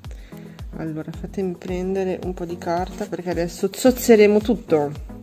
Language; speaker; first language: Italian; native; Italian